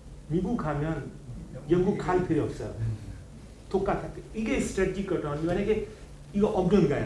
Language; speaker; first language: Korean; non-native, learner; Hindi